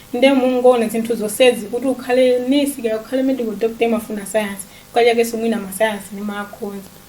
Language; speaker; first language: Nyanja; native; Nyanja